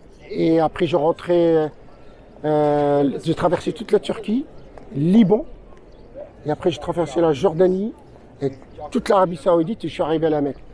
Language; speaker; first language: French; non-native, local second language; Arabic